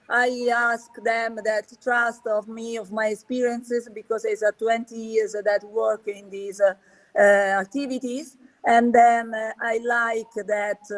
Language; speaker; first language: English; non-native, learner; Italian